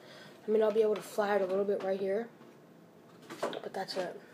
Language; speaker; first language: English; native; English